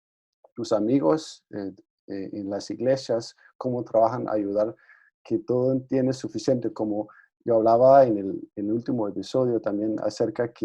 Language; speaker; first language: Spanish; non-native, fluent; Danish